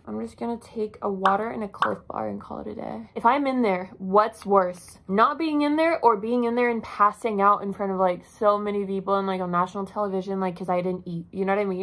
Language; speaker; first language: English; non-native, fluent; Spanish